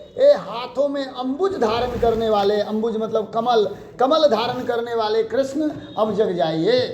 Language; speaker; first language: Hindi; native; Hindi